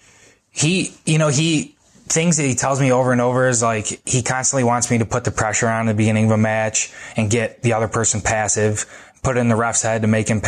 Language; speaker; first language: English; native; English